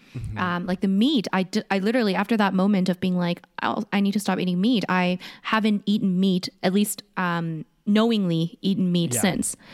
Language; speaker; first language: English; early bilingual, other home language; Korean